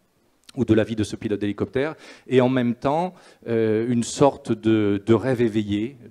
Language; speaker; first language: French; native; French